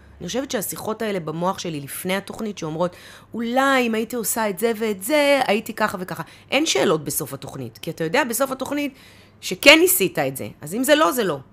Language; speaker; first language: Hebrew; native; Hebrew